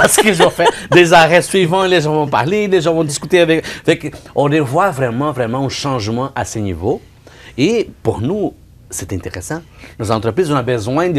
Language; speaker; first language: French; non-native, fluent; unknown